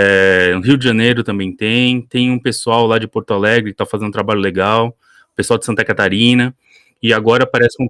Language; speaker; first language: Portuguese; early bilingual, other home language; Korean